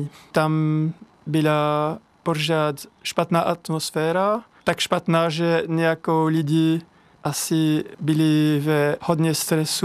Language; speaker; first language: Czech; non-native, learner; French